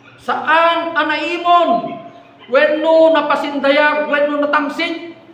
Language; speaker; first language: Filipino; non-native, local second language; Iloko